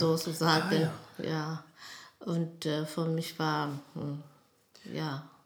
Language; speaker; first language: German; non-native, learner; Amharic